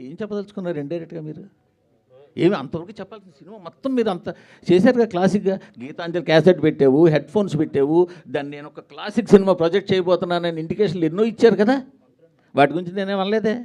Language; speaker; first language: Telugu; native; Telugu